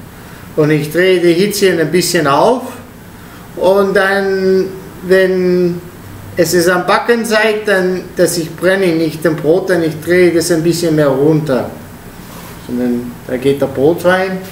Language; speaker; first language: German; non-native, learner; Italian